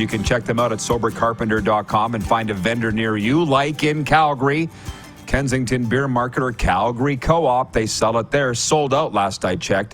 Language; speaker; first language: English; native; English